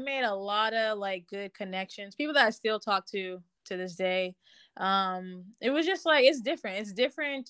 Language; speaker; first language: English; native; English